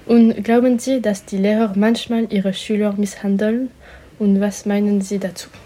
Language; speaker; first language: German; non-native, learner; French